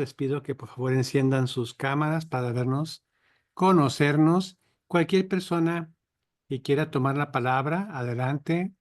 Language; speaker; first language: Spanish; native; Spanish